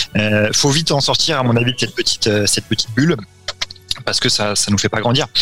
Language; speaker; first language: French; native; French